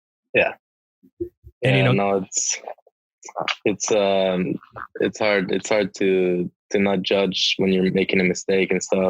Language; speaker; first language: English; non-native, local second language; French